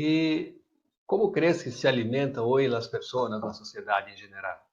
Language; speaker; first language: Spanish; non-native, learner; Portuguese